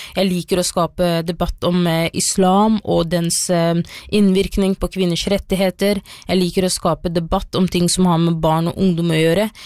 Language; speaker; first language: Norwegian; early bilingual, other home language; Somali